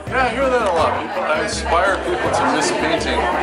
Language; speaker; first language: English; native; English